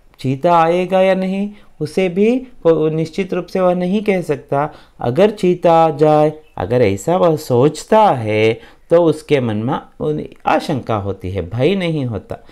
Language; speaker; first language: Hindi; non-native, local second language; Kannada